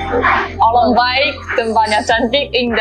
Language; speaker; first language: Indonesian; non-native, learner; Chinese